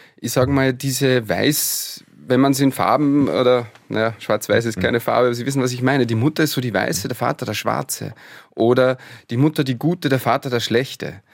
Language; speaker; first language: German; native; German